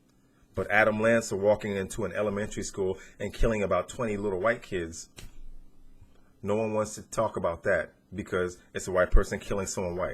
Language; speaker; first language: English; native; English